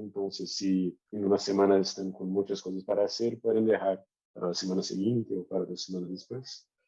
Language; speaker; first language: Spanish; non-native, learner; Portuguese